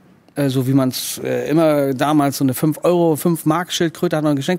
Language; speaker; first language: German; native; German